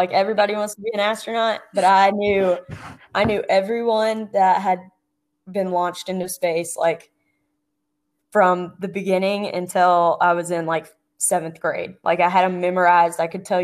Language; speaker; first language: English; native; English